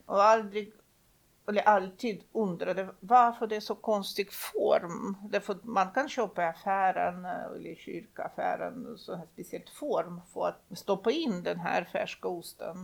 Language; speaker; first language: Swedish; non-native, fluent; Russian